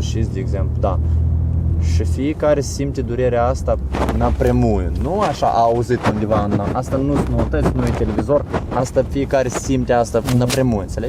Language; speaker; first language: Romanian; non-native, learner; Ukrainian